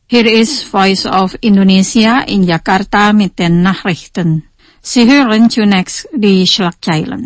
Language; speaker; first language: German; non-native, fluent; Indonesian